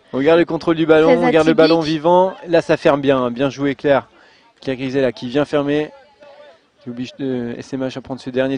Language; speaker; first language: French; native; French